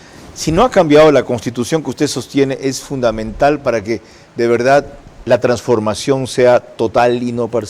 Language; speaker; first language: Spanish; native; Spanish